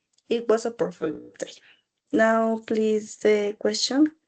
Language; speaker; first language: English; non-native, learner; Spanish